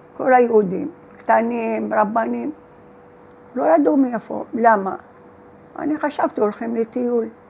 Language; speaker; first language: Hebrew; non-native, fluent; Arabic